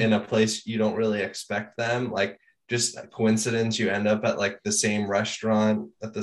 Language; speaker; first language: English; native; English